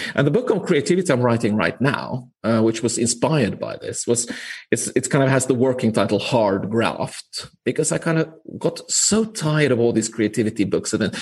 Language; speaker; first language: English; non-native, fluent; Finnish